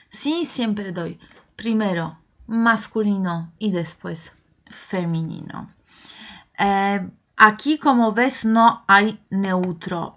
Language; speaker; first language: Spanish; non-native, fluent; Polish